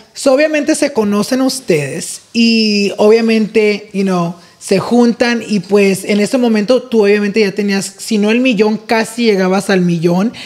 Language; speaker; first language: Spanish; early bilingual, heritage; Spanish